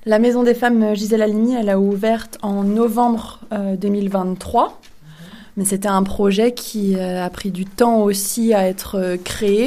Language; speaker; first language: French; native; French